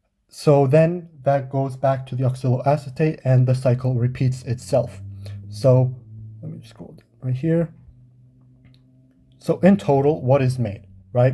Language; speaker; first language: English; native; English